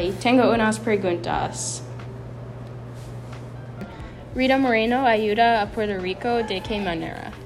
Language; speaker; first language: Spanish; non-native, learner; English